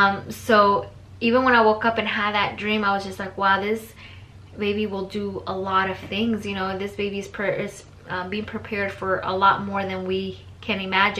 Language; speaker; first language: English; early bilingual, other home language; Spanish